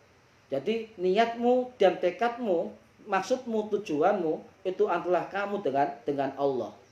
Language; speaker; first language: Indonesian; non-native, local second language; Javanese